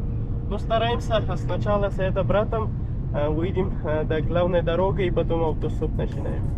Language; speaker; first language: Russian; non-native, learner; Kyrgyz